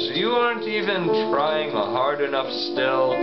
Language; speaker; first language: English; native; English